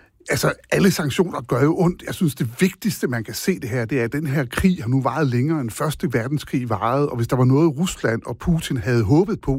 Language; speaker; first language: Danish; native; Danish